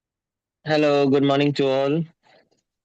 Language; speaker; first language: English; non-native, local second language; Hindi